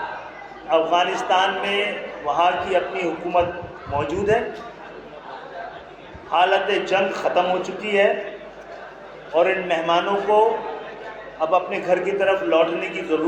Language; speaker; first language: Urdu; native; Urdu